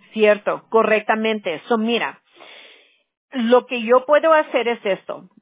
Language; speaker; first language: Spanish; early bilingual, other home language; English